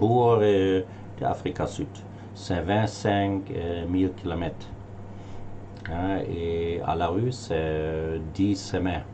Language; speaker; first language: French; non-native, learner; German